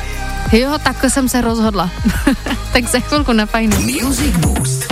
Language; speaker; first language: Czech; native; Czech